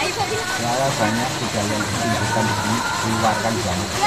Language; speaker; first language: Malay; non-native, local second language; Javanese